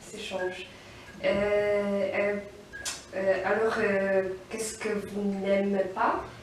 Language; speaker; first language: French; non-native, learner; Polish